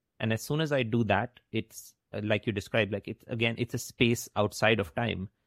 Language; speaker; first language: English; non-native, local second language; Hindi